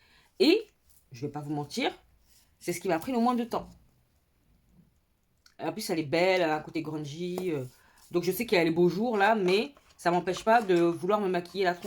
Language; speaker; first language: French; native; French